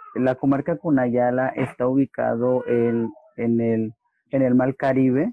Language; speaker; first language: Spanish; non-native, local second language; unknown